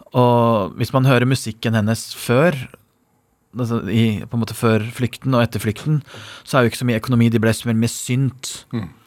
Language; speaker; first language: Norwegian; non-native, fluent; Persian